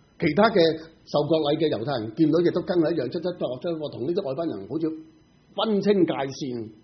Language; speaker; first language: Chinese; non-native, local second language; Cantonese